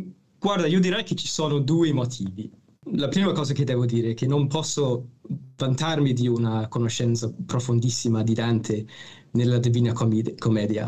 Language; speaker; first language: Italian; non-native, fluent; English